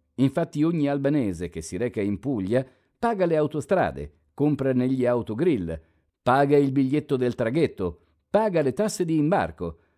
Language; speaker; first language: Italian; non-native, fluent; Albanian